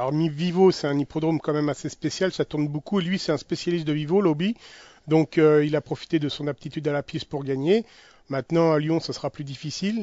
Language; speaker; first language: French; native; French